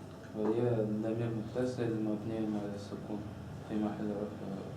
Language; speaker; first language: Arabic; non-native, learner; Chechen